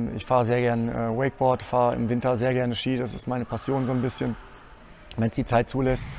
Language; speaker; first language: German; native; German